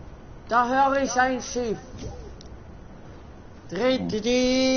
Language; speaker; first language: German; non-native, learner; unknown